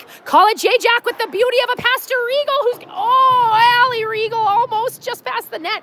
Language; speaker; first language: English; native; English